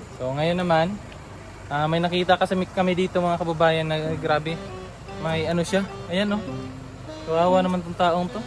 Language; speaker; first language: Filipino; non-native, local second language; Cebuano